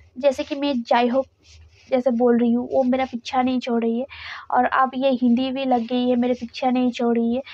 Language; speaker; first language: Hindi; non-native, local second language; Bangla